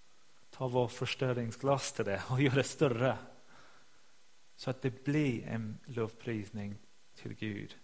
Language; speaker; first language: Swedish; non-native, fluent; English